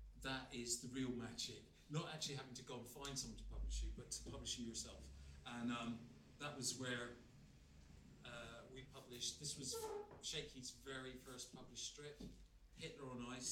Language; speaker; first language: English; native; English